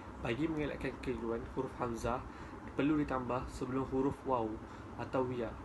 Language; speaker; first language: Malay; native; Malay